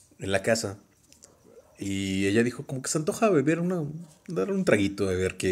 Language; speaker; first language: Spanish; native; Spanish